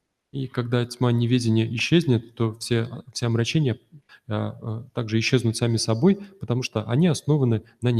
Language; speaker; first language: Russian; native; Russian